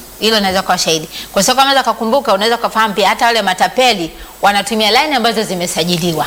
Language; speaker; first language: Swahili; native; Swahili